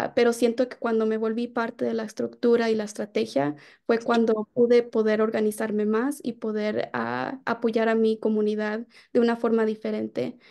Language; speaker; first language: Spanish; native; Spanish